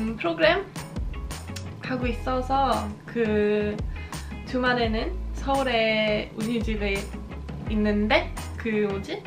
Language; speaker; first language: Korean; non-native, fluent; Swedish